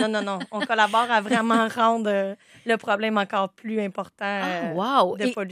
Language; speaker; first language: French; native; French